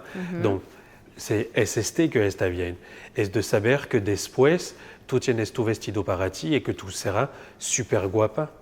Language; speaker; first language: Spanish; non-native, fluent; French